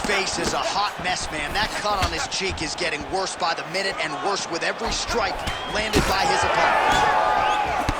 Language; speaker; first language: English; native; English